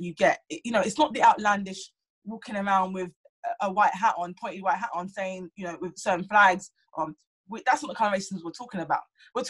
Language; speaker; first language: English; native; English